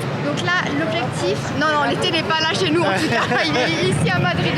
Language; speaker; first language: French; native; French